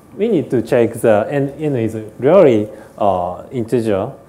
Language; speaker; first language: English; non-native, learner; Japanese